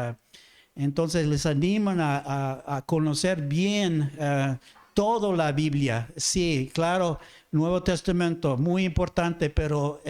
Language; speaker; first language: Spanish; non-native, fluent; English